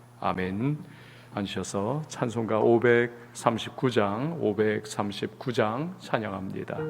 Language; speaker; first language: Korean; native; Korean